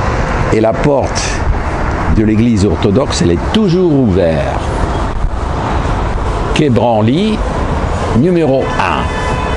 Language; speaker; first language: French; non-native, fluent; Russian